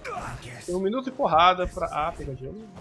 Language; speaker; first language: Portuguese; native; Portuguese